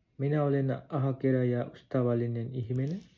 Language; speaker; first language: Finnish; non-native, learner; Nepali